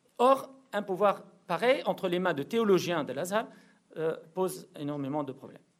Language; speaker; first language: French; non-native, local second language; Arabic